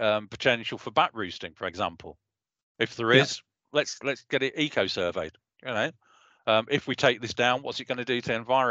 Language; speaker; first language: English; native; English